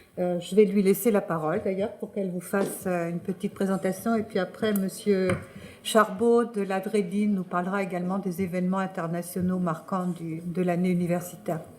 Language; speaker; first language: French; native; French